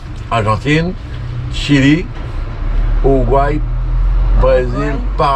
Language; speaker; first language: Spanish; non-native, learner; French